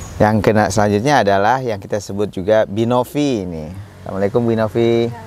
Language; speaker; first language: Indonesian; native; Indonesian